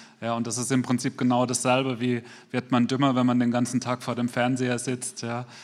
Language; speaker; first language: German; native; German